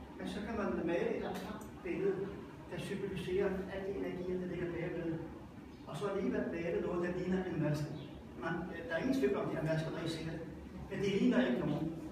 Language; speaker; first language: Danish; non-native, local second language; Faroese